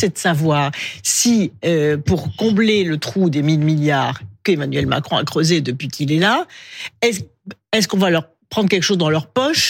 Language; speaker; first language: French; native; French